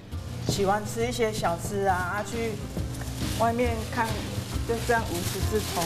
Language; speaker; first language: Chinese; native; Chinese